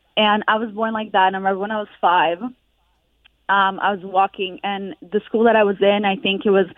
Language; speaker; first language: English; non-native, fluent; Hebrew